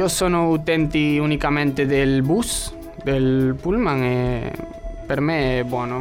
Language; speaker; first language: Italian; non-native, learner; Spanish